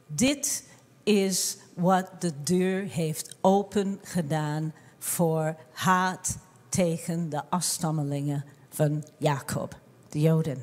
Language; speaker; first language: Dutch; non-native, fluent; English